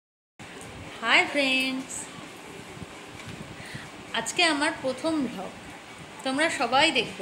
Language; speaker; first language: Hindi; non-native, local second language; Bangla